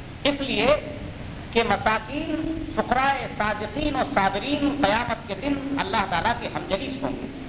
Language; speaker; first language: Urdu; native; Urdu